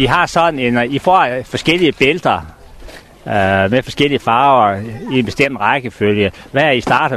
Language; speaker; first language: Danish; native; Danish